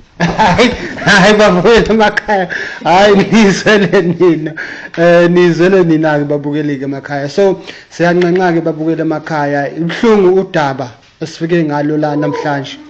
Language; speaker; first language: Zulu; native; Zulu